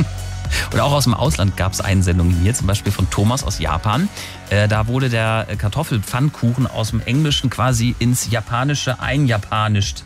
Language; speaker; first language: German; native; German